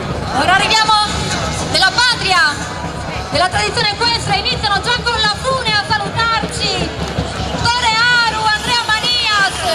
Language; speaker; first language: Italian; native; Italian